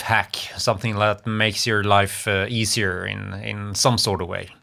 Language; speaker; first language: English; non-native, fluent; Swedish